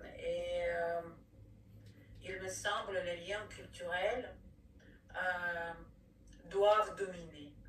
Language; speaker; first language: French; non-native, fluent; Ukrainian